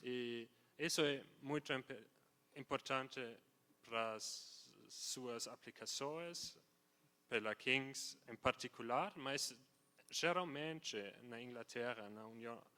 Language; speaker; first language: Portuguese; non-native, fluent; German